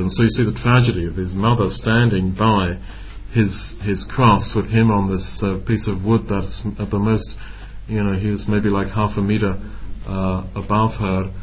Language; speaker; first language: English; native; English